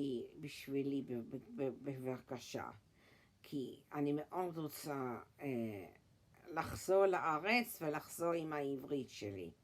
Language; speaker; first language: Hebrew; early bilingual, heritage; English